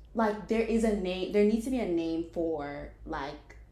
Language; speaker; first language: English; native; English